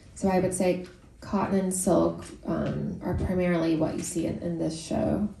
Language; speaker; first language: English; native; English